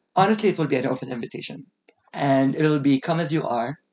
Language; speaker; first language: English; non-native, fluent; Arabic